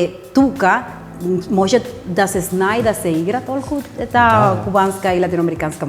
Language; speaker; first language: Macedonian; non-native, learner; Spanish